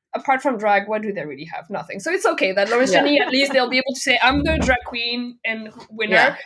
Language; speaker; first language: English; non-native, fluent; French